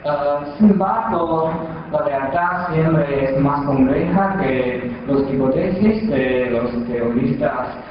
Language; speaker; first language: Spanish; non-native, fluent; Chinese